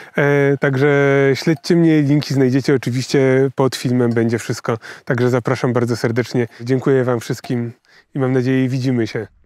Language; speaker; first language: Polish; native; Polish